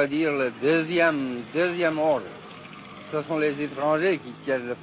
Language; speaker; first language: French; non-native, fluent; Chinese